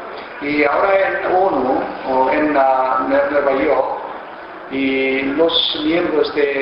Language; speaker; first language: Spanish; non-native, fluent; Korean